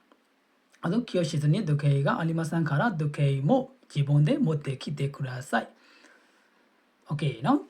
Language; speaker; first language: Japanese; non-native, fluent; Burmese